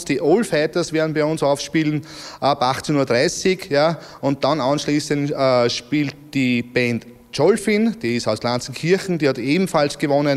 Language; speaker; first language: German; native; German